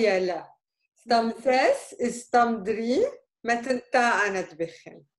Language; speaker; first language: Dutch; non-native, fluent; Arabic